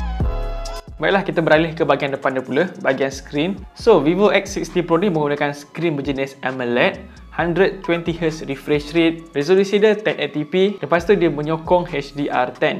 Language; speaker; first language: Malay; native; Malay